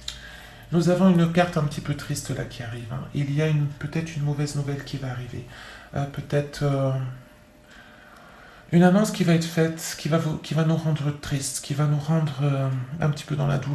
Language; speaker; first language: French; native; French